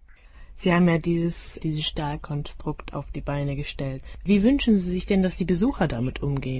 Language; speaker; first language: German; native; German